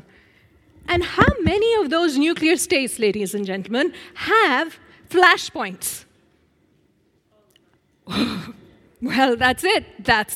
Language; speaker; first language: English; non-native, local second language; Urdu